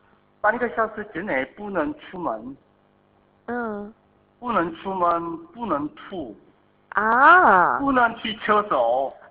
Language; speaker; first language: Chinese; non-native, fluent; Korean